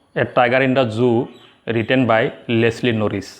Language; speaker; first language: English; non-native, local second language; Assamese